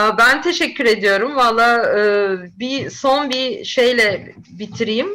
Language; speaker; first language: Turkish; native; Turkish